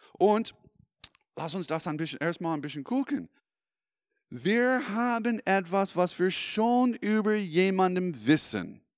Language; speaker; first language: German; non-native, fluent; English